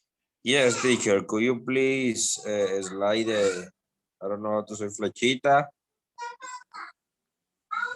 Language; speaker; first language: English; non-native, learner; Spanish